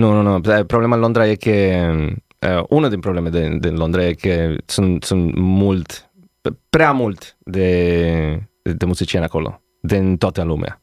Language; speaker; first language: Romanian; non-native, learner; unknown